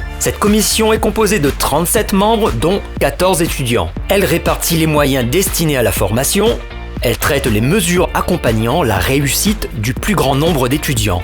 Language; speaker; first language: French; native; French